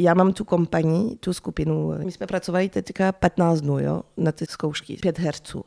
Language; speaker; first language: Czech; early bilingual, heritage; French